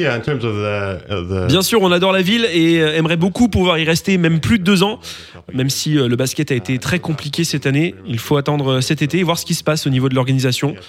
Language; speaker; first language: French; non-native, local second language; English